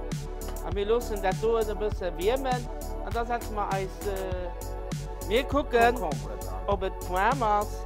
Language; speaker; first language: German; non-native, local second language; Luxembourgish